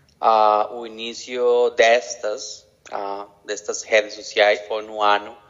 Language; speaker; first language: Portuguese; non-native, learner; Spanish